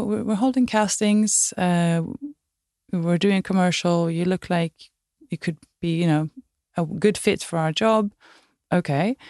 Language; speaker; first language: English; non-native, fluent; Swedish